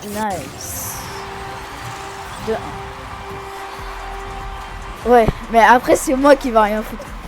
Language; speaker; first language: French; native; French